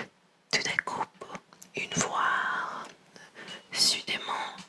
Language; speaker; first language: French; non-native, learner; English